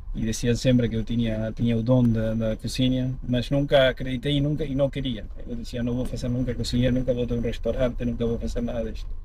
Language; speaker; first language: Portuguese; non-native, fluent; Spanish